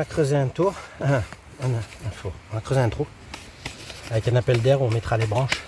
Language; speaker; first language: French; native; French